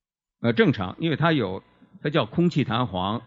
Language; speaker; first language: Chinese; native; Chinese